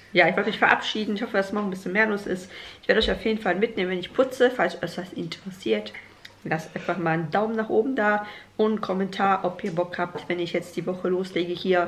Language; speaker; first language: German; native; German